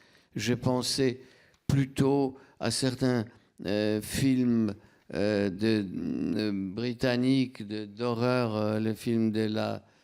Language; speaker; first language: French; non-native, fluent; Polish